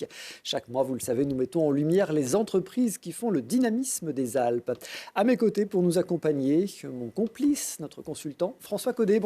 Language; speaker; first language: French; native; French